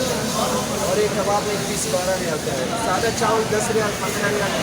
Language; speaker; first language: Hindi; non-native, learner; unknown